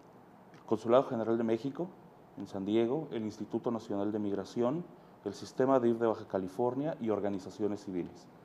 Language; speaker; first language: Spanish; native; Spanish